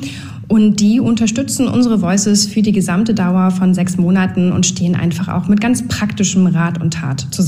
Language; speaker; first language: German; native; German